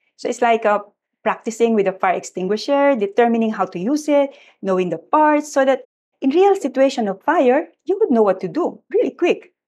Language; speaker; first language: English; non-native, local second language; Filipino